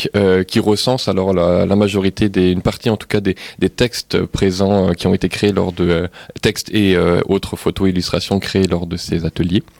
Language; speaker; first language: French; native; French